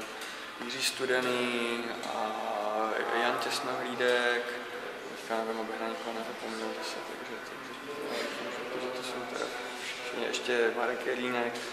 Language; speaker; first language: Czech; native; Czech